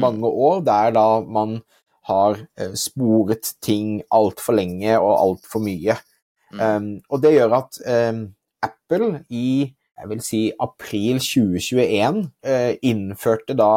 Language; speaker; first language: Norwegian; native; Norwegian